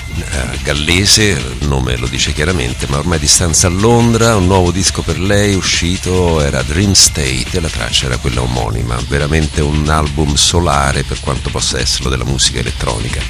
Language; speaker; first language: Italian; native; Italian